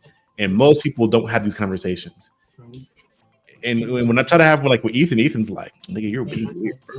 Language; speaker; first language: English; native; English